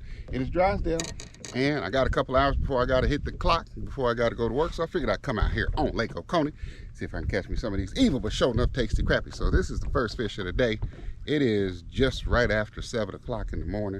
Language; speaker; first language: English; native; English